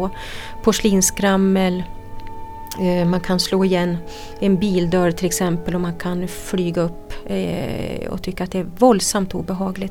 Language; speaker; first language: Swedish; native; Swedish